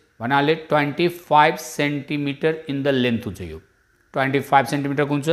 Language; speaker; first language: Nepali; non-native, local second language; Bhojpuri